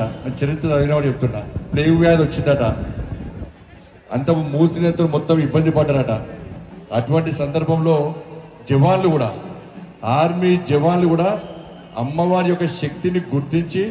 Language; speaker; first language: Telugu; native; Telugu